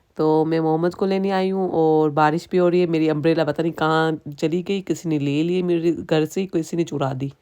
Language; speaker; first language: Urdu; non-native, local second language; Sindhi